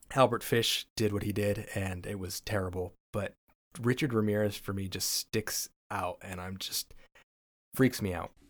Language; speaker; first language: English; native; English